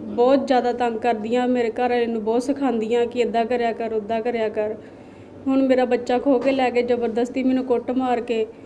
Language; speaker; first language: Punjabi; native; Punjabi